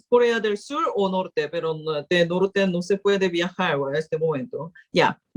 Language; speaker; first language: Spanish; non-native, learner; Korean